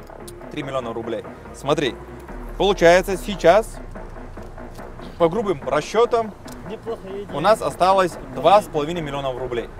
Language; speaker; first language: Russian; native; Russian